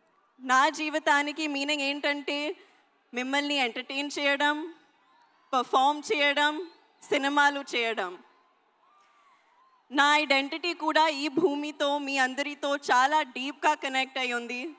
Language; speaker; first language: Telugu; non-native, learner; Hindi